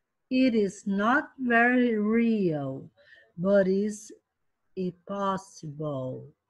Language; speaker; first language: English; non-native, fluent; Portuguese